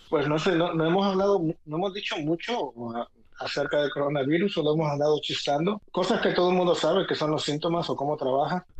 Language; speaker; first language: Spanish; native; Spanish